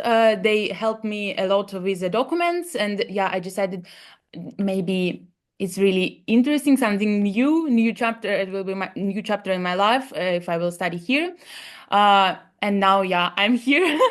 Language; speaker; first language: English; non-native, learner; Russian